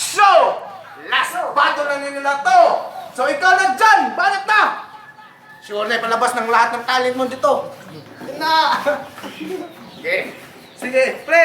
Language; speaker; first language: Filipino; non-native, local second language; Cebuano